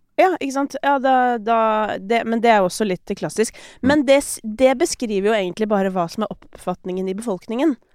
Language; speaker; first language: Norwegian; native; Norwegian